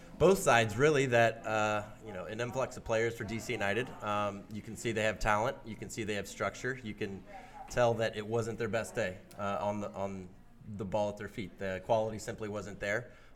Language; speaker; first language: English; native; English